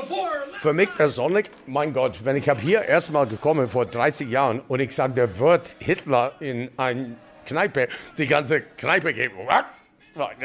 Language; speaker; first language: German; non-native, fluent; English